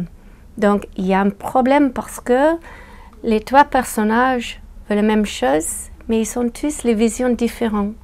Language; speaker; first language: French; non-native, fluent; English